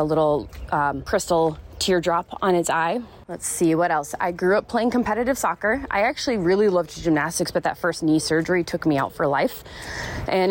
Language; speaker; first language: English; native; English